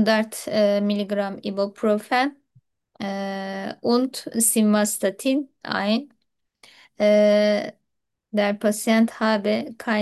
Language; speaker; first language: German; non-native, learner; Turkish